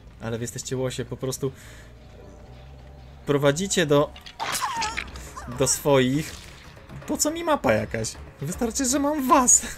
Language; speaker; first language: Polish; native; Polish